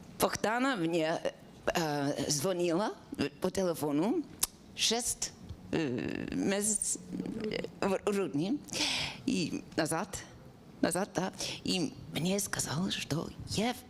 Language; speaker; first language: Ukrainian; non-native, learner; English